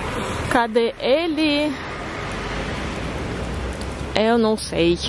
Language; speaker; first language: Portuguese; non-native, fluent; Russian